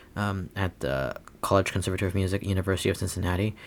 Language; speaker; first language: English; non-native, fluent; Chinese